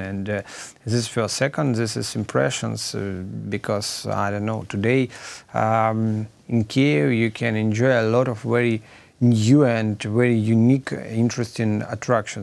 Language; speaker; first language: English; non-native, learner; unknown